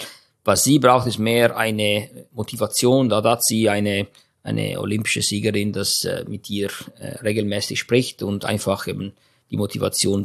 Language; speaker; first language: German; non-native, fluent; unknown